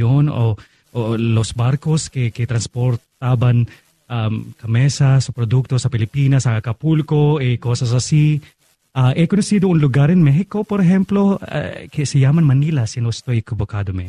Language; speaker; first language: Spanish; non-native, fluent; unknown